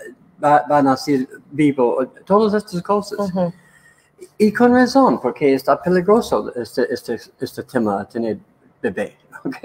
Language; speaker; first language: Spanish; non-native, learner; English